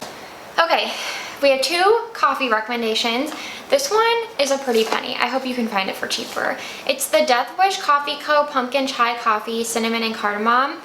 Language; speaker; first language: English; native; English